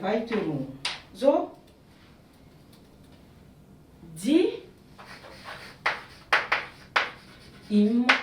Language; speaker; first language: German; non-native, fluent; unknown